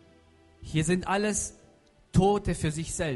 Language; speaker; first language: German; non-native, fluent; Russian